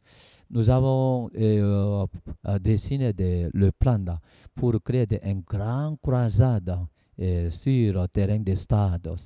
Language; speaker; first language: French; non-native, learner; Korean